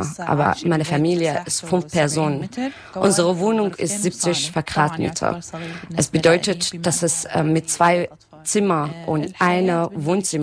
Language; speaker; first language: German; non-native, learner; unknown